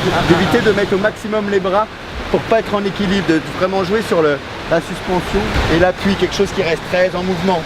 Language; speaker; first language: French; native; French